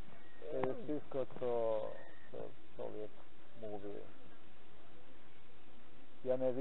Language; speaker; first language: Polish; non-native, learner; Ukrainian